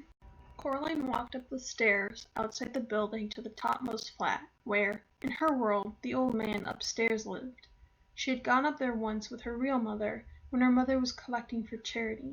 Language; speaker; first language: English; native; English